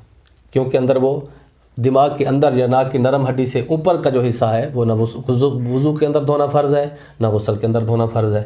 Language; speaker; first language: Urdu; native; Urdu